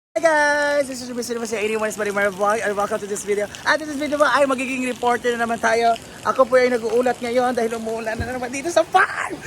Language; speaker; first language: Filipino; non-native, local second language; Cebuano